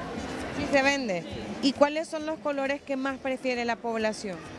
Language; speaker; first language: Spanish; native; Spanish